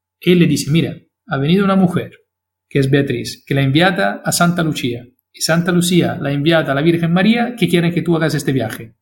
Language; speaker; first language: Spanish; non-native, fluent; Italian